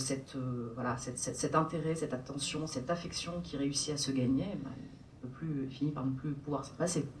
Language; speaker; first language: French; native; French